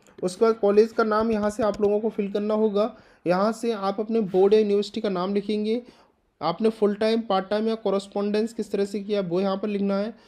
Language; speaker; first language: Hindi; native; Hindi